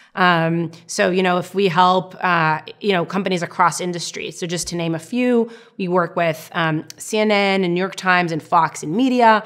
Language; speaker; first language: English; non-native, fluent; Hebrew